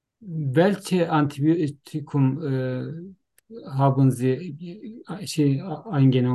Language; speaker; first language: German; non-native, learner; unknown